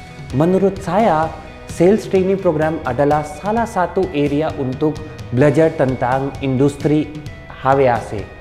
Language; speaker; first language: Indonesian; non-native, learner; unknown